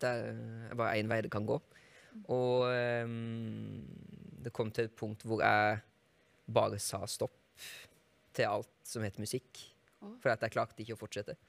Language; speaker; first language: Norwegian; native; Norwegian